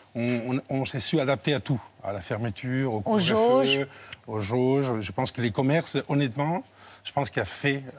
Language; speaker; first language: French; non-native, fluent; Spanish